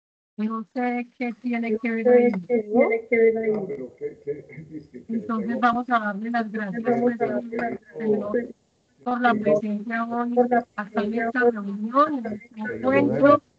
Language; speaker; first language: Spanish; native; Spanish